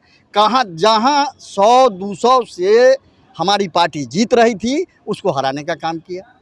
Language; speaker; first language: Hindi; native; Hindi